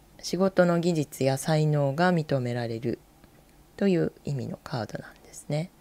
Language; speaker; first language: Japanese; native; Japanese